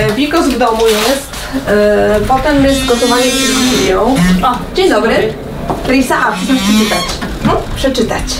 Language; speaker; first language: Polish; native; Polish